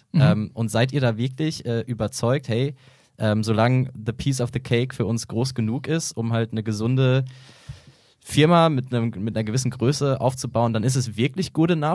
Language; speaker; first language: German; native; German